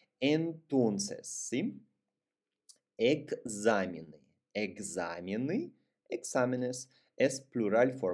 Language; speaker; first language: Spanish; non-native, fluent; Russian